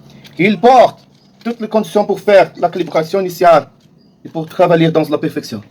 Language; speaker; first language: French; non-native, learner; Portuguese